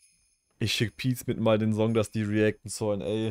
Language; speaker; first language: German; native; German